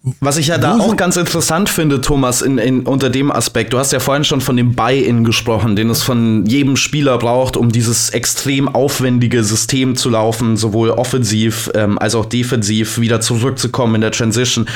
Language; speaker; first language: German; native; German